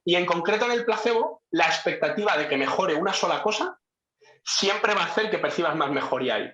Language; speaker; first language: Spanish; native; Spanish